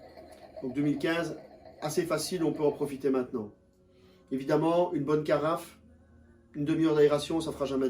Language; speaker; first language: French; native; French